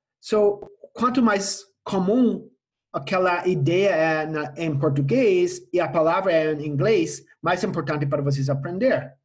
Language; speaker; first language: Portuguese; non-native, fluent; English